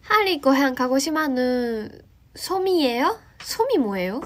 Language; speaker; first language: Korean; non-native, learner; Japanese